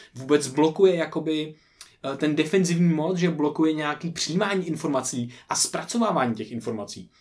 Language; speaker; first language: Czech; native; Czech